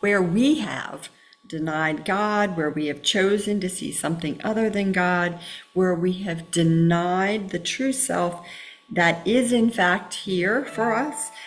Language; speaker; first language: English; native; English